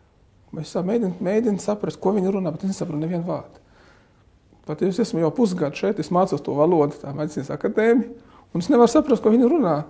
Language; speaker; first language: Latvian; non-native, fluent; Arabic